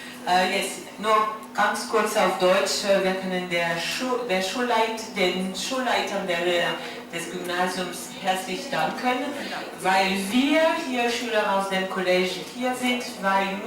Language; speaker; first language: German; non-native, learner; French